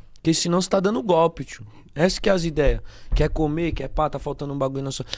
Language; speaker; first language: Portuguese; native; Portuguese